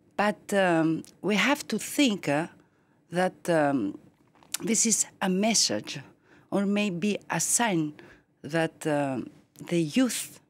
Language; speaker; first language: English; non-native, fluent; Greek